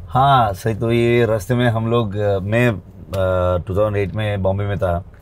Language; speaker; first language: Hindi; non-native, local second language; Kannada